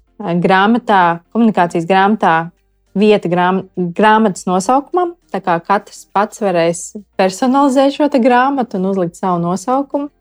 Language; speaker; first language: Latvian; native; Latvian